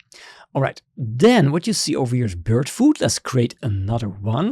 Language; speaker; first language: English; non-native, fluent; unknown